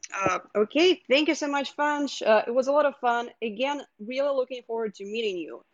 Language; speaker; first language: English; non-native, fluent; Russian